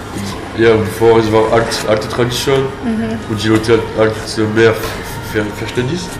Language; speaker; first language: German; non-native, learner; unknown